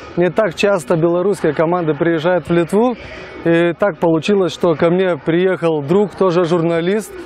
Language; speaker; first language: Russian; non-native, local second language; Lithuanian